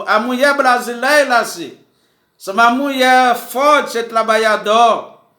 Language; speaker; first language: Portuguese; non-native, learner; Haitian Creole